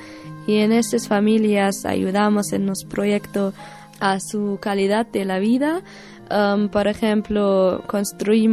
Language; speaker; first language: Spanish; non-native, learner; German